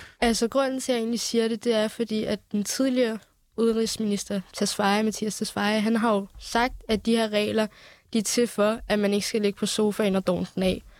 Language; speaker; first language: Danish; early bilingual, other home language; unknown